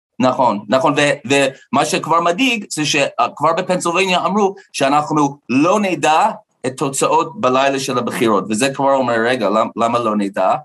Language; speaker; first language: Hebrew; non-native, fluent; English